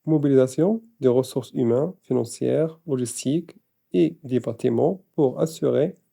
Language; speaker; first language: French; non-native, local second language; Arabic